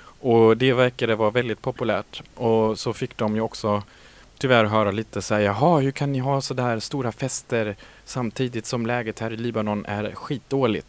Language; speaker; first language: Swedish; native; Swedish